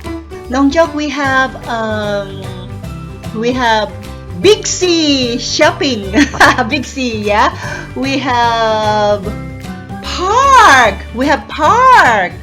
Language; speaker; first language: English; non-native, learner; Thai